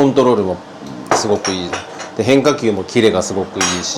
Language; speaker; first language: Japanese; native; Japanese